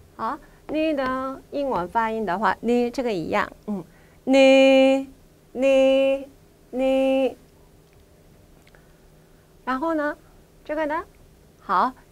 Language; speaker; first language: Chinese; non-native, fluent; Korean